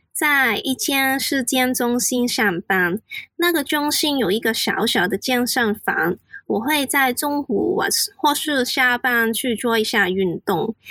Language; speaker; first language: Chinese; non-native, local second language; Cantonese